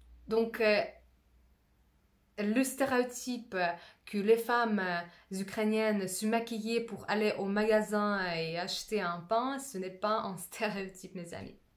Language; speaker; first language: French; non-native, fluent; Russian